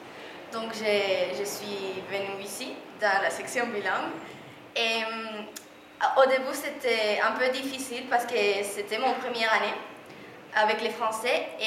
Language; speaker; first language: French; non-native, learner; Spanish